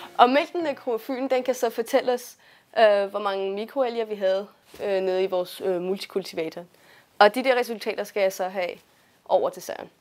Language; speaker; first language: Danish; early bilingual, heritage; Danish